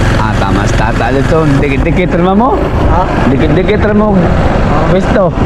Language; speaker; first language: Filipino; non-native, local second language; Cebuano